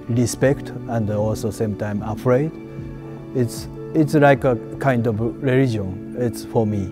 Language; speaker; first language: English; non-native, learner; Japanese